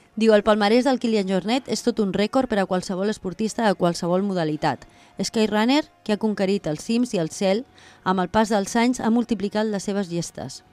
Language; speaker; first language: Catalan; non-native, local second language; Spanish